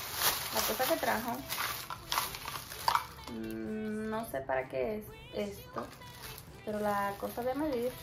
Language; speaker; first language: Spanish; early bilingual, heritage; Spanish